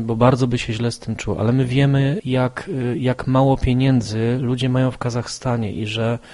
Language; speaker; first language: Polish; native; Polish